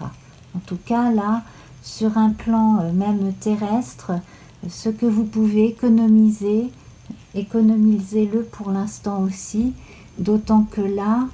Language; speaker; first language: French; native; French